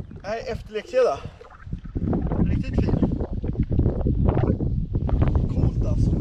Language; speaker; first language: Swedish; native; Swedish